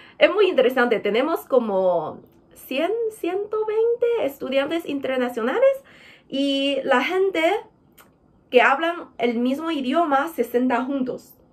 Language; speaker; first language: Spanish; non-native, fluent; Chinese